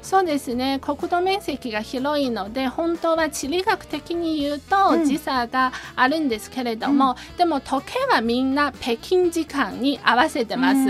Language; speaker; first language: Japanese; non-native, fluent; Chinese